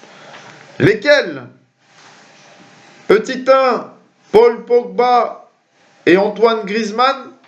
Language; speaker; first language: French; native; French